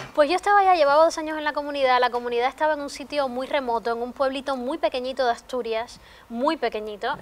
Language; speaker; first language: Spanish; native; Spanish